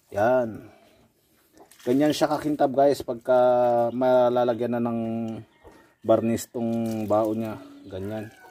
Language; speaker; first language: Filipino; non-native, local second language; Iloko